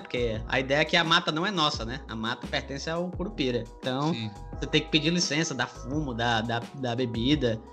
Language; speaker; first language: Portuguese; native; Portuguese